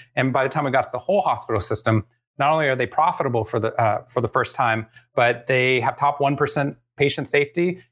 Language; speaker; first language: English; native; English